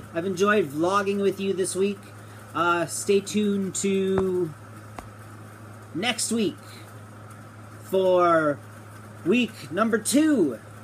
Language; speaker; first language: English; native; English